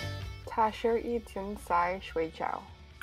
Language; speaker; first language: Chinese; non-native, learner; English